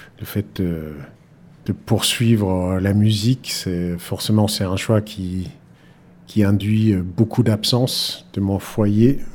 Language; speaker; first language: French; non-native, fluent; Danish